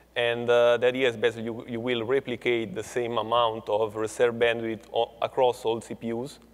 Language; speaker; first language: English; non-native, fluent; Italian